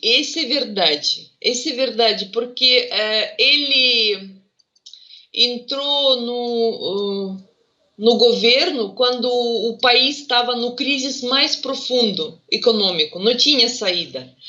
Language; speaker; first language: Portuguese; non-native, fluent; Russian